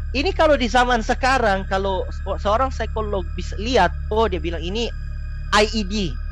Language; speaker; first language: Indonesian; non-native, fluent; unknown